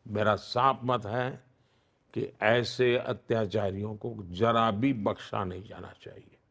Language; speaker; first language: Hindi; non-native, local second language; Gujarati